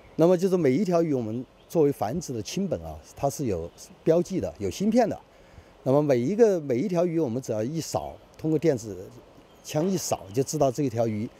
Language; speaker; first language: Chinese; native; Chinese